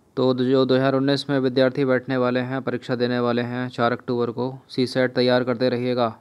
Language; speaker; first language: Hindi; native; Hindi